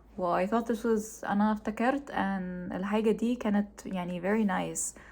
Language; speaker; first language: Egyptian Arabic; non-native, learner; English